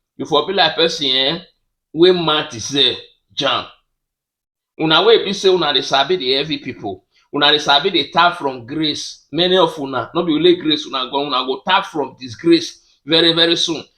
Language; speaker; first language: Nigerian Pidgin; native; Nigerian Pidgin